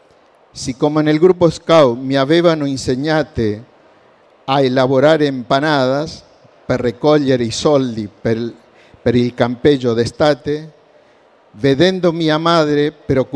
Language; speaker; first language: Italian; non-native, learner; Spanish